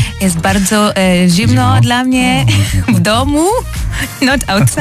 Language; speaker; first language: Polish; non-native, learner; Swahili